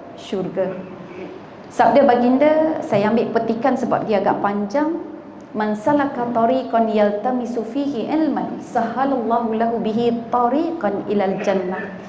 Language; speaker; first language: Malay; native; Malay